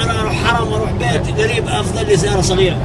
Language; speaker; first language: Arabic; non-native, fluent; Indonesian